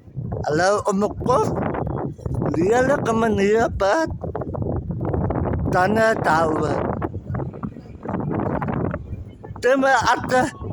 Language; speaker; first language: Dutch; non-native, learner; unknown